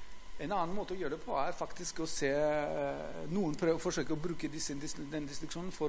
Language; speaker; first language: Norwegian; non-native, fluent; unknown